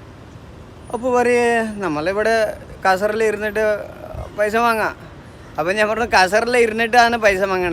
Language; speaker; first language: Malayalam; non-native, local second language; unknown